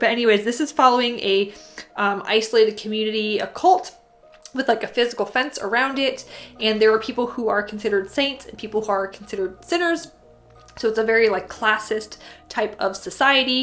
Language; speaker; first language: English; native; English